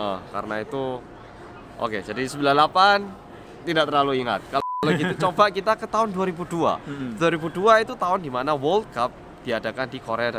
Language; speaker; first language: Indonesian; early bilingual, other home language; Korean